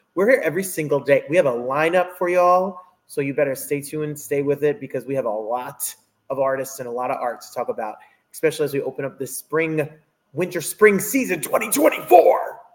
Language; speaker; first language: English; native; English